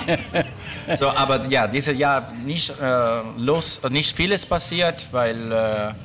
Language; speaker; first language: German; non-native, learner; Italian